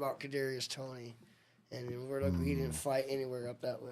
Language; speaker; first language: English; native; English